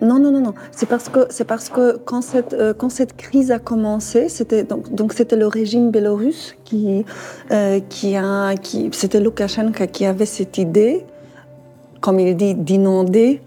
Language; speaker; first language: French; non-native, fluent; Polish